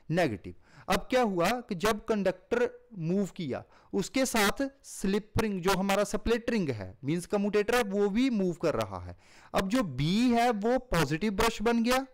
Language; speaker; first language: Hindi; non-native, local second language; Punjabi